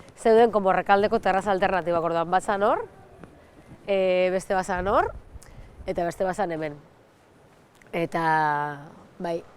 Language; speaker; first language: Basque; native; Basque